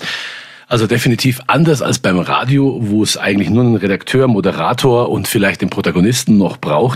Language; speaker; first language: German; native; German